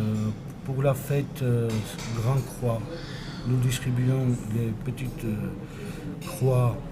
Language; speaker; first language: French; non-native, fluent; Armenian